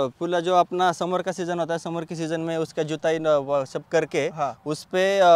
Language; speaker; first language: Hindi; non-native, local second language; Marathi